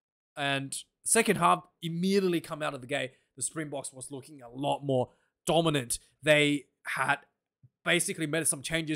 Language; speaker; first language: English; non-native, local second language; Afrikaans